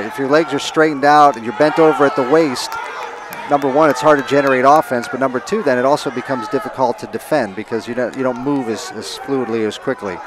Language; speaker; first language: English; native; English